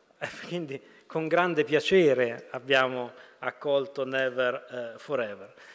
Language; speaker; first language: Italian; native; Italian